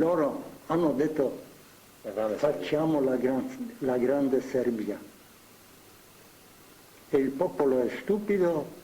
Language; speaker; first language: Italian; non-native, fluent; Slovenian